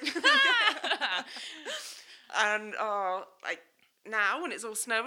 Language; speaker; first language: English; native; English